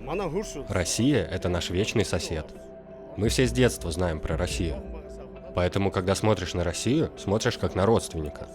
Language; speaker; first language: Russian; non-native, fluent; Mongolian